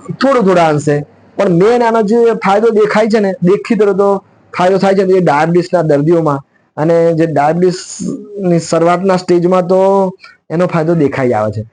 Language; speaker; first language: Gujarati; native; Gujarati